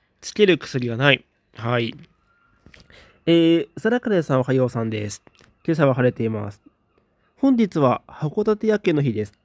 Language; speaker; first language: Japanese; native; Japanese